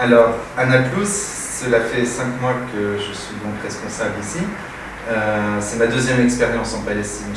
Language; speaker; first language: French; native; French